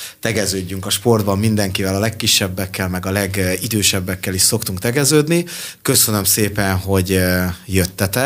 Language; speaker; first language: Hungarian; native; Hungarian